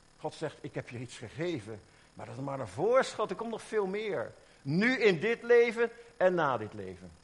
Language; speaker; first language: Dutch; native; Dutch